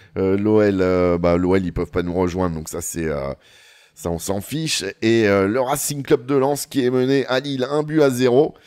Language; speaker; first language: French; native; French